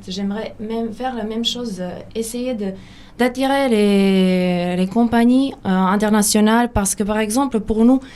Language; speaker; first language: French; non-native, fluent; Serbian